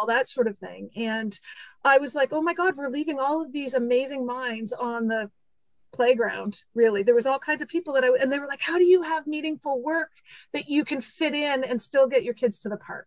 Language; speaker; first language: English; native; English